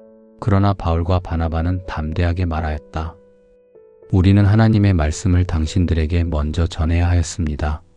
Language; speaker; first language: Korean; native; Korean